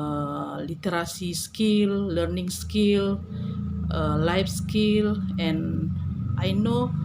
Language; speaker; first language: English; non-native, learner; Indonesian